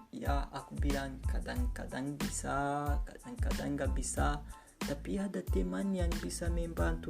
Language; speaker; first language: Indonesian; non-native, fluent; Kinyarwanda